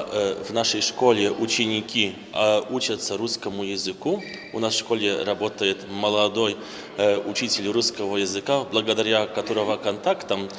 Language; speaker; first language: Polish; non-native, learner; Russian